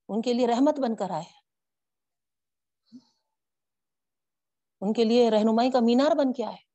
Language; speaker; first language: Urdu; native; Urdu